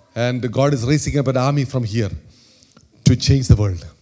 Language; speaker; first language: English; non-native, local second language; Malayalam